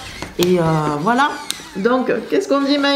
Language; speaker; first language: French; native; French